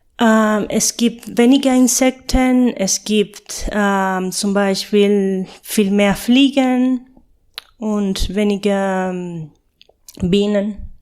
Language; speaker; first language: German; non-native, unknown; Spanish